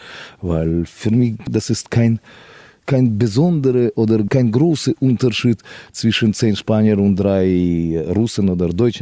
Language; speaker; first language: German; non-native, fluent; Russian